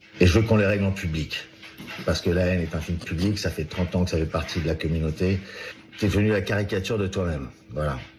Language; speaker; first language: French; native; French